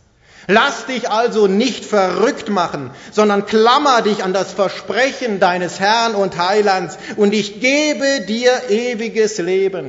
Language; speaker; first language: German; native; German